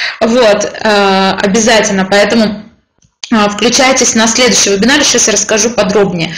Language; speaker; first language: Russian; native; Russian